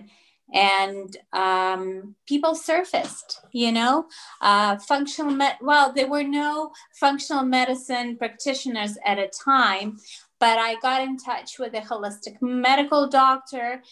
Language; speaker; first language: English; non-native, fluent; Russian